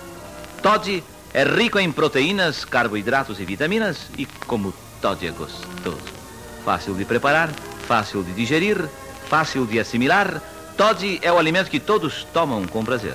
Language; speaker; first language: Portuguese; native; Portuguese